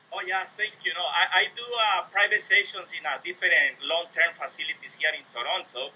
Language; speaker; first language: English; non-native, learner; Spanish